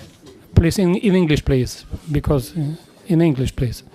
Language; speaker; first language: English; non-native, learner; Russian